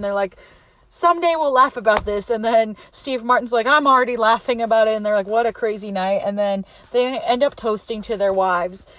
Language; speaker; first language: English; native; English